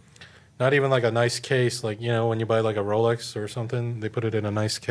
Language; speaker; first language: English; native; English